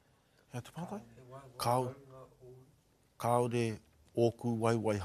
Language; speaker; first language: Māori; non-native, learner; English